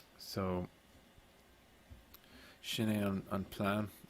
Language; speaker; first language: Irish; non-native, local second language; English